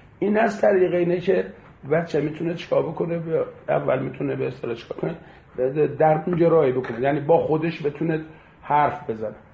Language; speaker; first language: Persian; native; Persian